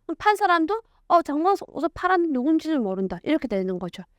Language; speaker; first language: Korean; native; Korean